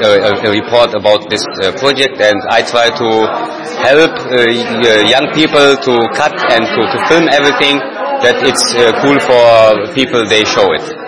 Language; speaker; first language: English; non-native, learner; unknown